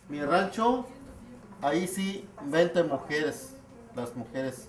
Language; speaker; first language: Spanish; non-native, local second language; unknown